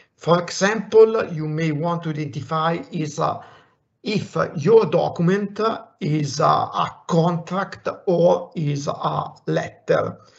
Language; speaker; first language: English; non-native, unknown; Italian